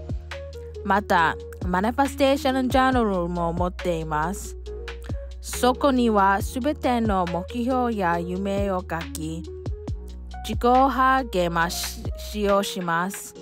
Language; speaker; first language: Japanese; non-native, learner; English